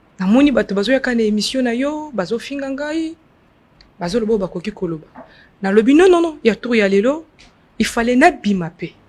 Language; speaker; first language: Lingala; non-native, local second language; Luba-Lulua